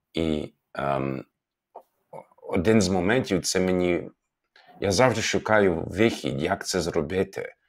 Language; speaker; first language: Ukrainian; non-native, fluent; English